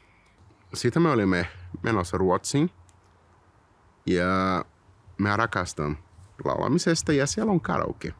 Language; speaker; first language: Finnish; non-native, learner; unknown